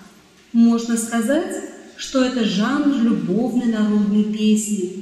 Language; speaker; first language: Russian; native; Russian